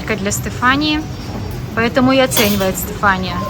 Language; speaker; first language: Russian; native; Russian